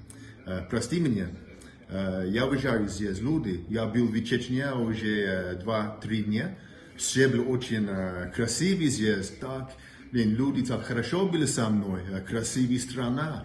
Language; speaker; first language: Russian; non-native, learner; English